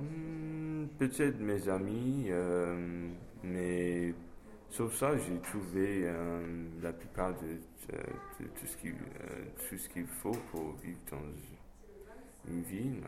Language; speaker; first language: French; non-native, fluent; English